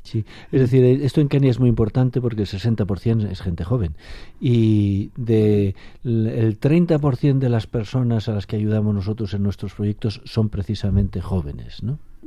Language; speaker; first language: Spanish; native; Spanish